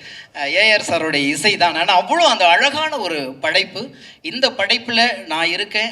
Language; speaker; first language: Tamil; native; Tamil